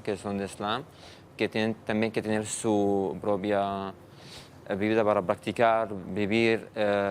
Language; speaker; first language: Spanish; non-native, learner; Arabic